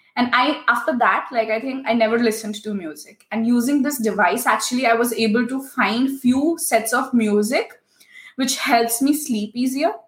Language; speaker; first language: English; non-native, local second language; Hindi